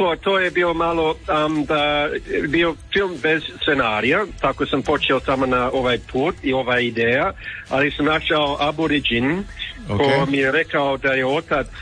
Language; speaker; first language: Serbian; early bilingual, heritage; English